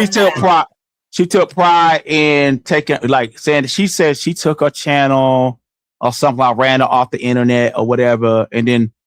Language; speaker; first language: English; native; English